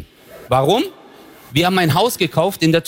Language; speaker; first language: German; early bilingual, other home language; Turkish